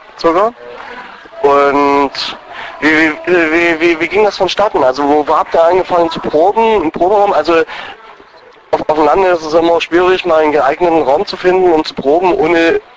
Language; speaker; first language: German; native; German